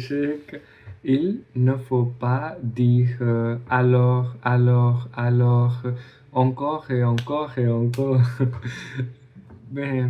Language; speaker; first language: French; non-native, learner; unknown